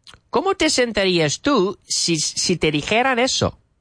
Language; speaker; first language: Spanish; non-native, fluent; English